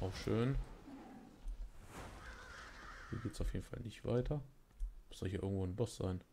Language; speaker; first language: German; native; German